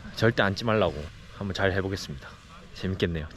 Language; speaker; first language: Korean; native; Korean